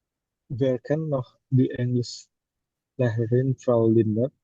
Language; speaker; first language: German; non-native, learner; Indonesian